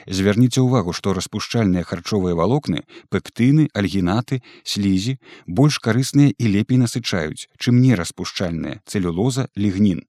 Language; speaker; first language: Belarusian; native; Belarusian